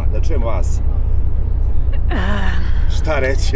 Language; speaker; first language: Bosnian; native; Bosnian